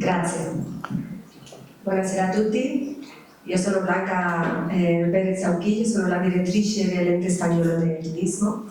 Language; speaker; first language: Italian; non-native, learner; Spanish